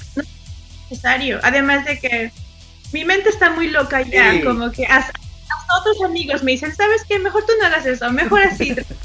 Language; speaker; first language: Spanish; early bilingual, other home language; English